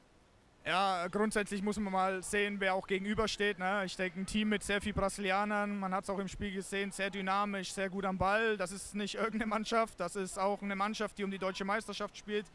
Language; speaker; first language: German; native; German